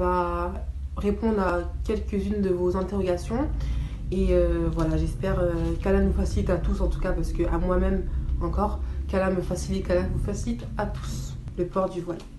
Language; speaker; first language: French; early bilingual, other home language; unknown